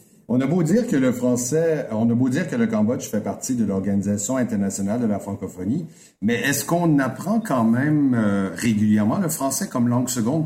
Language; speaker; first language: French; native; French